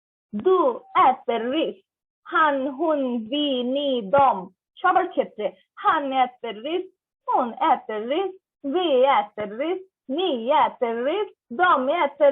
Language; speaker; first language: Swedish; non-native, learner; Bangla